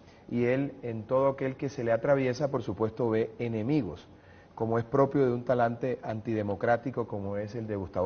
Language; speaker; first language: Spanish; native; Spanish